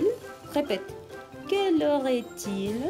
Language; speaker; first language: French; non-native, fluent; Spanish